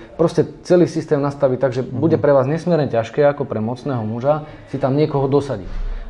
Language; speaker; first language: Slovak; native; Slovak